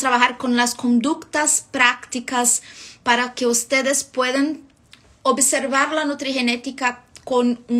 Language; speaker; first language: Spanish; non-native, fluent; Portuguese